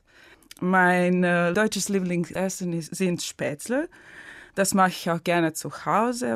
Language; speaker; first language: German; non-native, fluent; Serbian